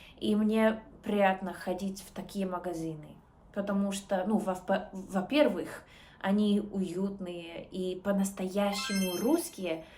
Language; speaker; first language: Russian; non-native, learner; English